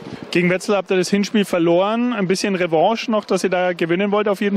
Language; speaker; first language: German; native; German